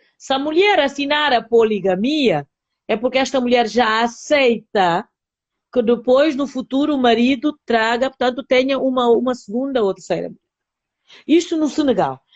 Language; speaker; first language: Portuguese; non-native, local second language; Upper Guinea Crioulo